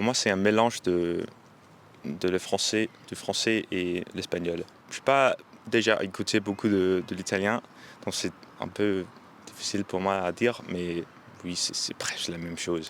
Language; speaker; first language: French; non-native, fluent; Danish